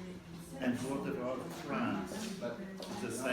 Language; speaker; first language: English; non-native, learner; Polish